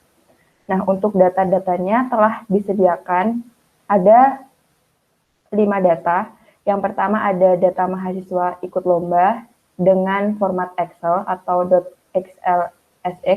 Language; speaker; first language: Indonesian; native; Indonesian